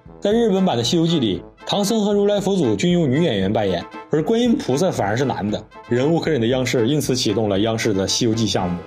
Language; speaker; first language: Chinese; native; Chinese